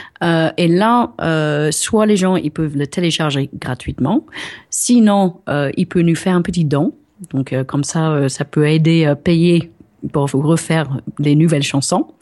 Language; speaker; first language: French; non-native, fluent; English